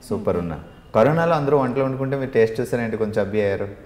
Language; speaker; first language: Telugu; native; Telugu